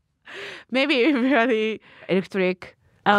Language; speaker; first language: English; non-native, learner; Japanese